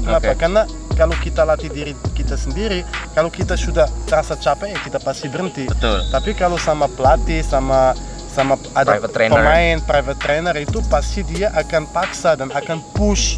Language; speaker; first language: Indonesian; non-native, fluent; Arabic